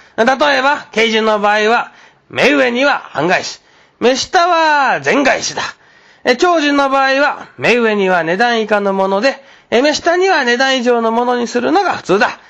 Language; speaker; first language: Japanese; non-native, fluent; Chinese